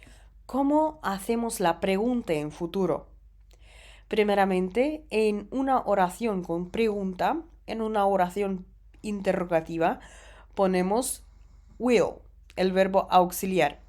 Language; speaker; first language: Spanish; non-native, fluent; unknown